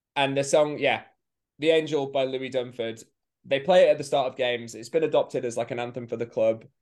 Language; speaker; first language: English; native; English